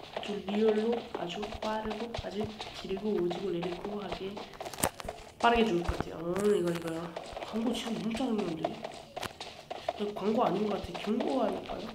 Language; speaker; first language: Korean; early bilingual, heritage; Korean